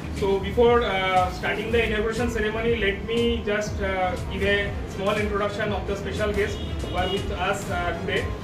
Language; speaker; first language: English; non-native, local second language; Bangla